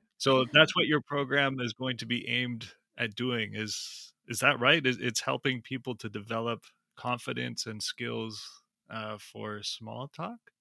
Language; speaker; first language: English; native; English